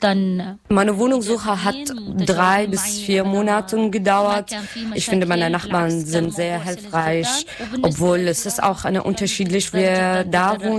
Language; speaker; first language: German; non-native, learner; Arabic